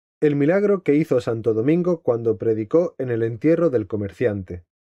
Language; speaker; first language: Spanish; native; Spanish